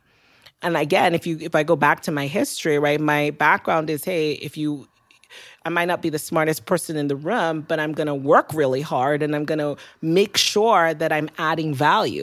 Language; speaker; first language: English; non-native, local second language; Yoruba